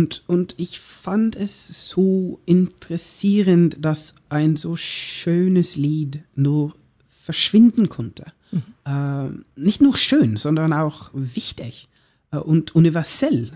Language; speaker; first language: German; non-native, learner; Norwegian